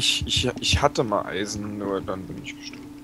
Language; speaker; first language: German; native; German